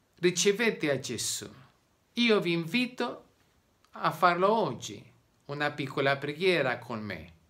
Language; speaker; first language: Italian; non-native, learner; Spanish